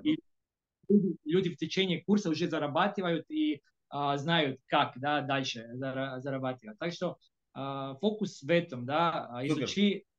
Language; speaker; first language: Russian; non-native, fluent; Croatian